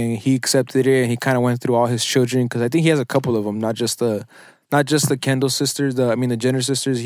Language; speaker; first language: English; early bilingual, other home language; Spanish